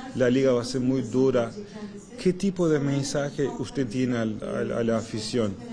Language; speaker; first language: Spanish; non-native, fluent; Turkish